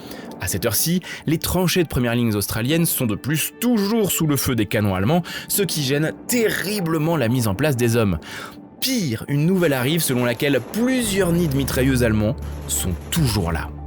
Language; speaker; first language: French; native; French